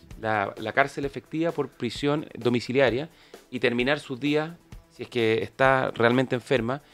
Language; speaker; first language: Spanish; native; Spanish